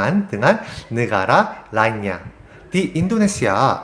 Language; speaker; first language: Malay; non-native, learner; Korean